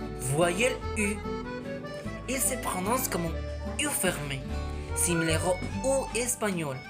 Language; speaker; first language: French; non-native, learner; Spanish